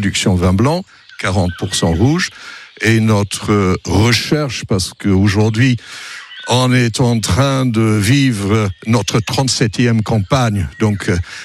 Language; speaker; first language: French; non-native, fluent; English